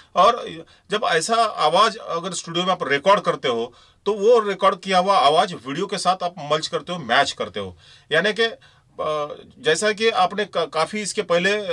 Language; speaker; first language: Hindi; non-native, local second language; Marathi